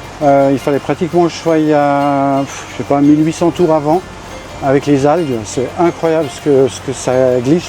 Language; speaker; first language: French; native; French